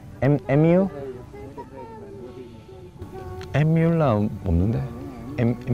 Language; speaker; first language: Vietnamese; non-native, learner; Korean